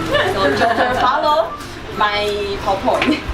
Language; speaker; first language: English; non-native, learner; Chinese